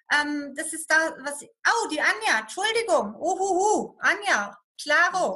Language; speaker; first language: German; native; German